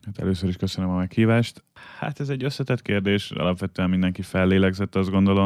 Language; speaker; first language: Hungarian; native; Hungarian